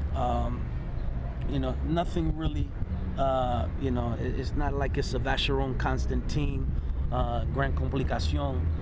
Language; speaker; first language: English; native; English